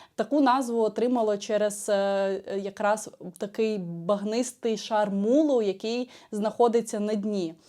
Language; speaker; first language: Ukrainian; native; Ukrainian